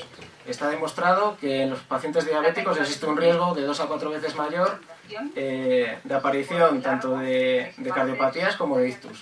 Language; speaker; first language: Spanish; native; Spanish